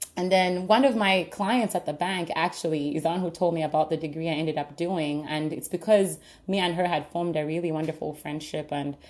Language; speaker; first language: English; non-native, local second language; Ganda